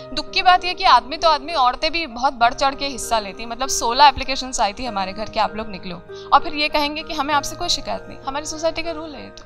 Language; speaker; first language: Hindi; native; Hindi